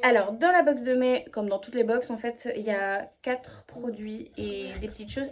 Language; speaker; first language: French; native; French